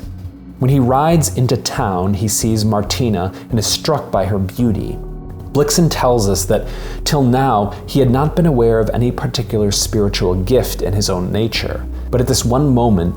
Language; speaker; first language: English; native; English